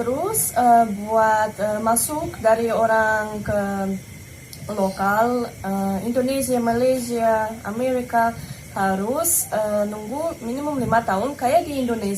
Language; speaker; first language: Indonesian; non-native, fluent; Russian